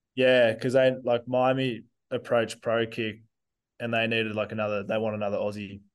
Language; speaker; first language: English; native; English